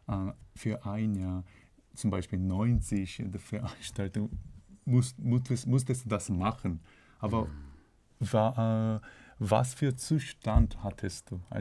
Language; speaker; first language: German; non-native, learner; Korean